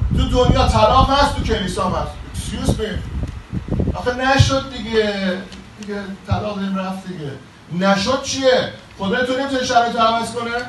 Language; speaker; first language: Persian; native; Persian